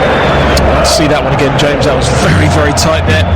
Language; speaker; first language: English; native; English